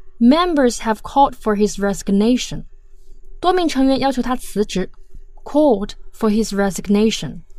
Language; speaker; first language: English; non-native, fluent; Chinese